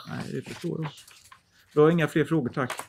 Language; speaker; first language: Swedish; native; Swedish